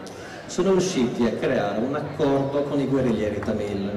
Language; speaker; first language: Italian; native; Italian